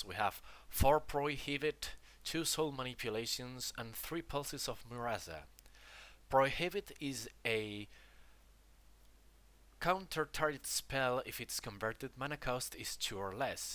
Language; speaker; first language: English; non-native, fluent; Spanish